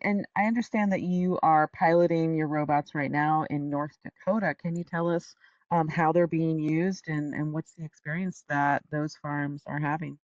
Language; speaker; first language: English; native; English